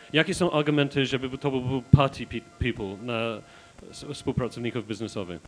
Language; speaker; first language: Polish; non-native, learner; English